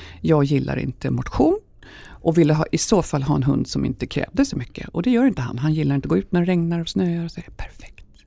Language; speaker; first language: Swedish; native; Swedish